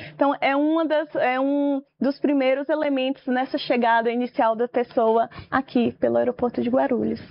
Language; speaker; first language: Portuguese; native; Portuguese